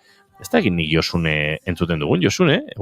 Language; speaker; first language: Basque; native; Basque